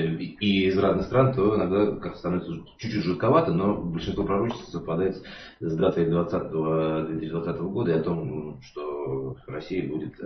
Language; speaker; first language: Russian; native; Russian